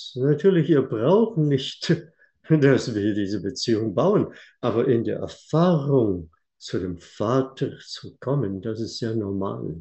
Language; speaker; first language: German; non-native, fluent; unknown